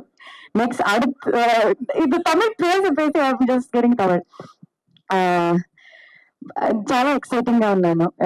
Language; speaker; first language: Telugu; non-native, learner; Kannada